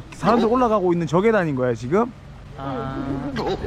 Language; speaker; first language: Korean; native; Korean